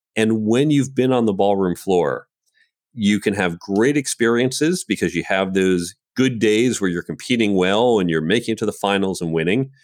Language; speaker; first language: English; native; English